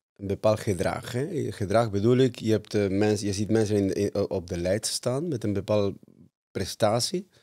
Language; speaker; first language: Dutch; non-native, fluent; Spanish